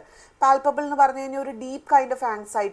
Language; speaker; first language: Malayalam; native; Malayalam